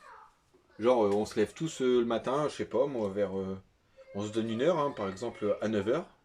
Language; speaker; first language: French; native; French